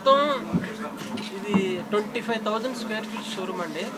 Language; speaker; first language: Telugu; native; Telugu